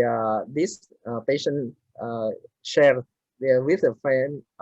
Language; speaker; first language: English; non-native, learner; Vietnamese